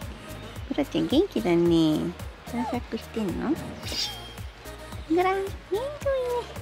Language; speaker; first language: Japanese; native; Japanese